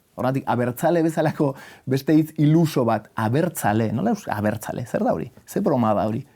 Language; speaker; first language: Basque; non-native, local second language; Spanish